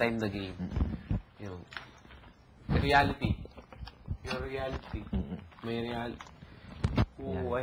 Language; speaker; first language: English; non-native, local second language; Filipino